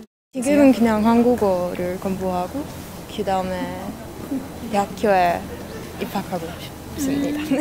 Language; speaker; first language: Korean; non-native, learner; Finnish